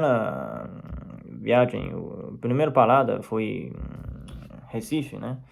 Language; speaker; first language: Portuguese; non-native, fluent; Chinese